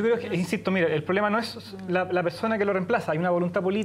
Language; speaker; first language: Spanish; native; Spanish